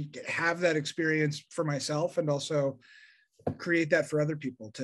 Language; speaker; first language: English; native; English